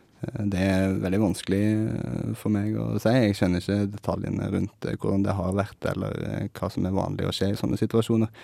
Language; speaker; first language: Norwegian; native; Norwegian